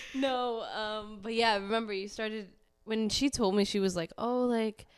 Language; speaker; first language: English; early bilingual, other home language; Portuguese